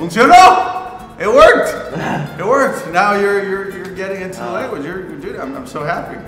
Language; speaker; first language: English; non-native, fluent; Spanish